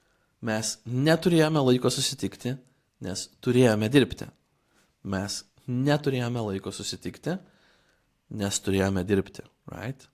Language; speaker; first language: Lithuanian; non-native, fluent; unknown